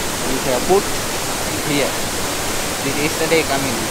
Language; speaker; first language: English; non-native, learner; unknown